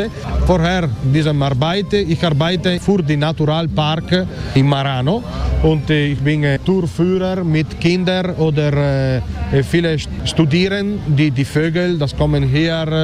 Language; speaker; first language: German; non-native, learner; Italian